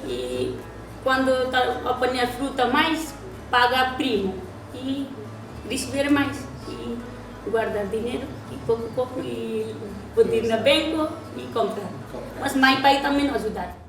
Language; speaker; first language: Portuguese; non-native, learner; Nepali